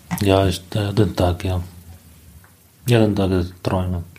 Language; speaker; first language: German; non-native, learner; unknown